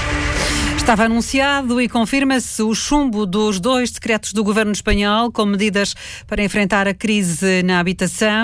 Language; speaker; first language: Portuguese; native; Portuguese